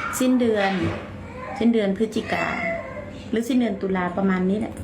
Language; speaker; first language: Thai; native; Thai